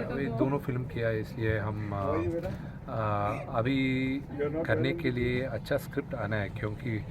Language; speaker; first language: Hindi; non-native, learner; Telugu